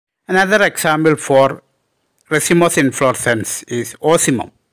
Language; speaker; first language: English; non-native, local second language; Malayalam